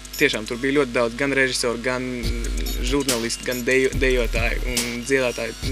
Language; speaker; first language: Latvian; non-native, local second language; Russian